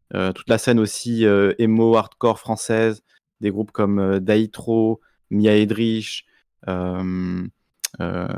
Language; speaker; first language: French; native; French